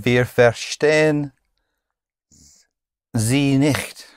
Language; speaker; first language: German; non-native, learner; English